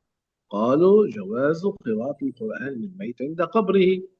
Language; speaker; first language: Arabic; native; Arabic